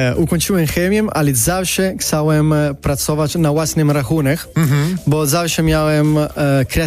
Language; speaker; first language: Polish; non-native, learner; Italian